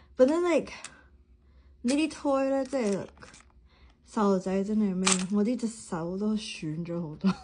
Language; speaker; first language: Cantonese; early bilingual, heritage; Cantonese